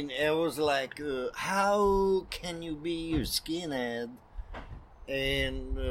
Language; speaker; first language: English; non-native, fluent; French